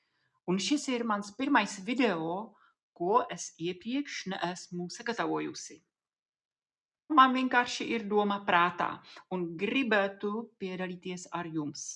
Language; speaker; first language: Latvian; non-native, fluent; Czech